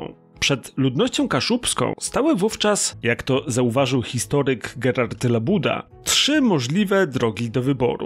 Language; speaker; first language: Polish; native; Polish